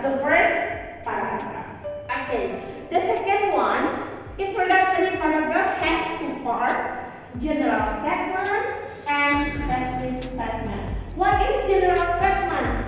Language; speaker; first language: English; non-native, fluent; Indonesian